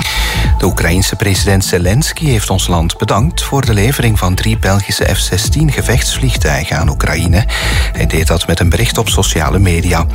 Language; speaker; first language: Dutch; native; Dutch